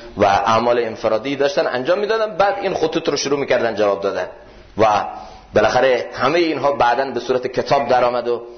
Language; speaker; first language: Persian; native; Persian